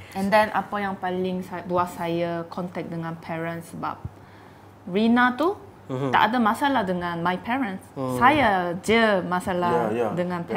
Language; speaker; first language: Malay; non-native, fluent; Korean